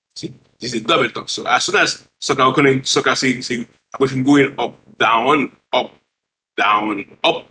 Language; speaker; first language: English; non-native, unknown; Haitian Creole